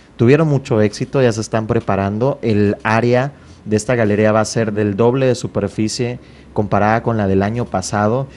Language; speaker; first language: Spanish; native; Spanish